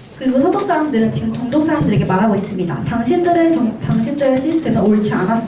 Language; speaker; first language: Korean; native; Korean